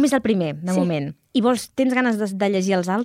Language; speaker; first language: Catalan; native; Catalan